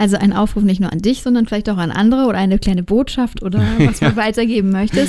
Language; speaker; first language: German; native; German